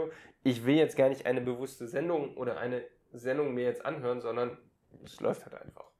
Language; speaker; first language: German; native; German